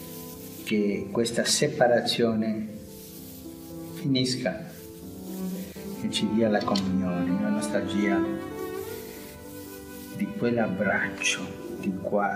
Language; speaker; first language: Italian; non-native, fluent; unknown